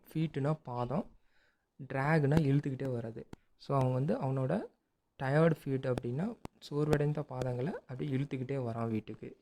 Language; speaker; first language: Tamil; native; Tamil